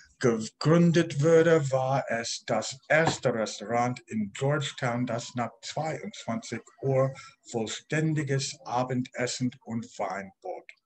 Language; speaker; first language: German; non-native, learner; English